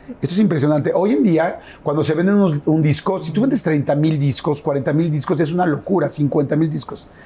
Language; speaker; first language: Spanish; native; Spanish